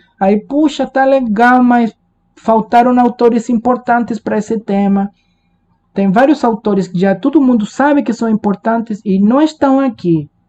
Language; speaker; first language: Portuguese; non-native, fluent; Spanish